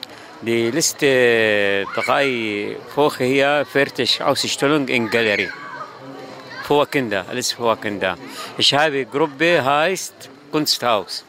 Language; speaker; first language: German; non-native, learner; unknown